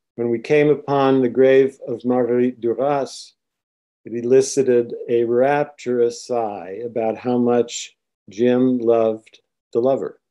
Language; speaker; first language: English; native; English